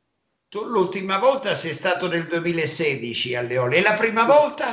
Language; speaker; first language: Italian; native; Italian